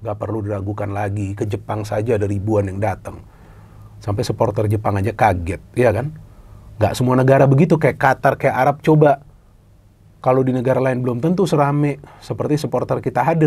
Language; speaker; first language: Indonesian; native; Indonesian